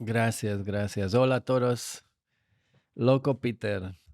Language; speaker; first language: Spanish; non-native, fluent; Slovak